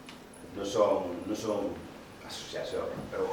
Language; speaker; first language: Spanish; non-native, fluent; Wolof